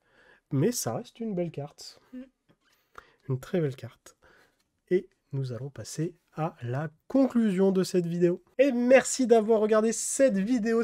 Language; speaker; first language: French; native; French